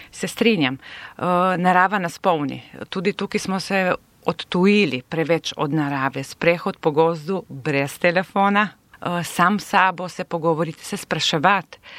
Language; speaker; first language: Slovenian; non-native, local second language; Serbian